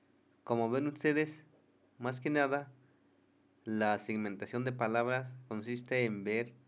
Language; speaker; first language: Spanish; non-native, local second language; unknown